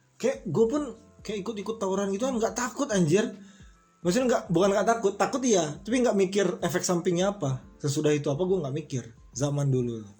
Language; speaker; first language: Indonesian; native; Indonesian